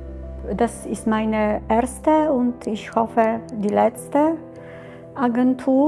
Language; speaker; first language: German; non-native, learner; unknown